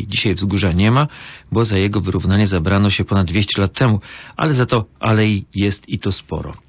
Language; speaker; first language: Polish; native; Polish